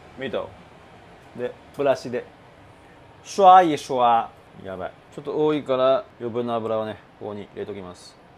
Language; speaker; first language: Japanese; non-native, fluent; Chinese